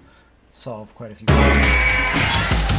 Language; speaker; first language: English; native; English